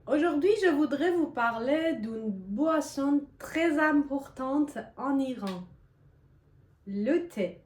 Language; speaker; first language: French; non-native, fluent; Persian